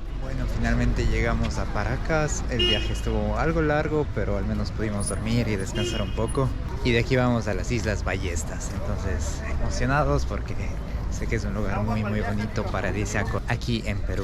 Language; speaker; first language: Spanish; native; Spanish